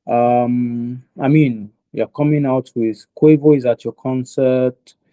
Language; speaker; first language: English; non-native, local second language; Yoruba